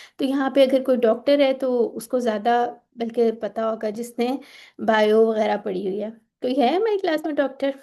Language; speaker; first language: Urdu; native; Urdu